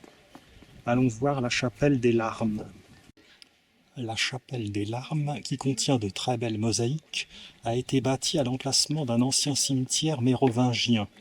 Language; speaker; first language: French; native; French